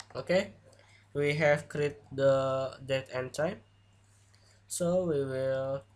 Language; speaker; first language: English; non-native, learner; Indonesian